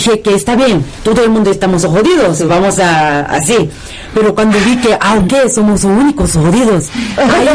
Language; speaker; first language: Spanish; non-native, fluent; Korean